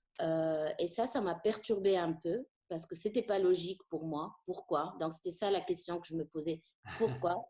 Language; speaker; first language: French; non-native, local second language; Arabic